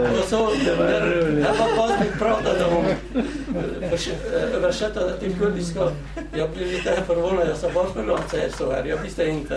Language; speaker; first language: Swedish; non-native, fluent; Central Kurdish